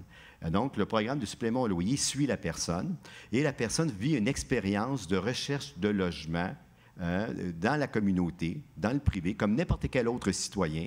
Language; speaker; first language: French; native; French